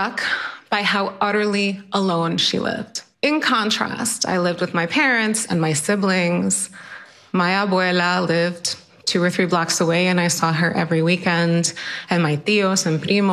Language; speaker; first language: English; early bilingual, other home language; Spanish